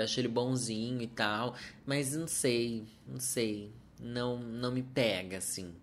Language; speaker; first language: Portuguese; native; Portuguese